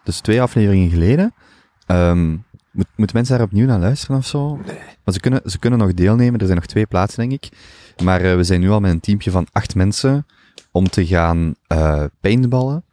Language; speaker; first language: Dutch; native; Dutch